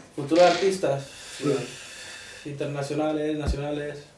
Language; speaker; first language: Spanish; early bilingual, other home language; English